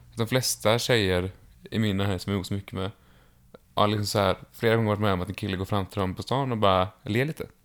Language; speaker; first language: Swedish; native; Swedish